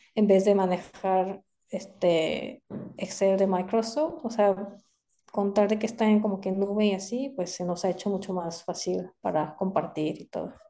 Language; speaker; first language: Spanish; non-native, fluent; Korean